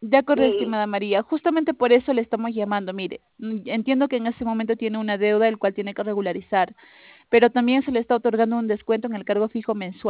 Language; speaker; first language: Spanish; native; Spanish